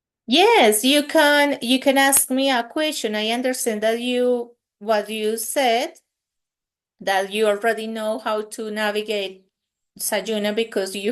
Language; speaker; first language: English; non-native, fluent; Spanish